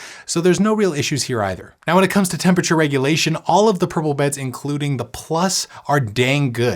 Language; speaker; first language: English; native; English